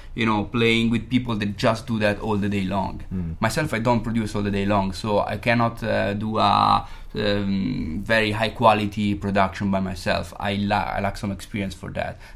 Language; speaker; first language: English; non-native, fluent; Italian